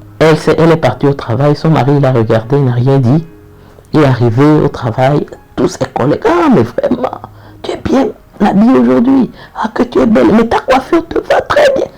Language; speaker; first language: French; native; French